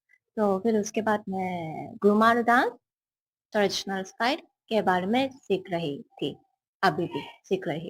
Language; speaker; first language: Hindi; non-native, learner; Japanese